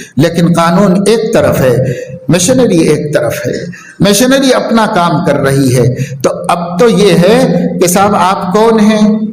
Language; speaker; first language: Urdu; native; Urdu